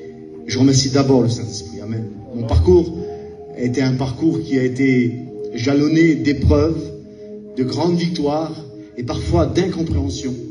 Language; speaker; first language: French; native; French